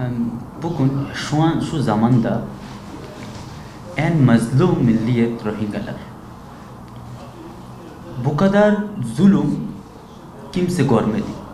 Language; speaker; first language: Turkish; non-native, learner; Bangla